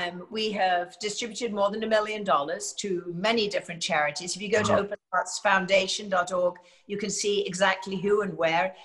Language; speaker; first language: English; native; English